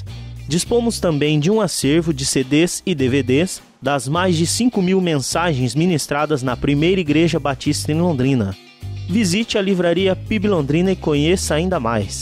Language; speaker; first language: Portuguese; native; Portuguese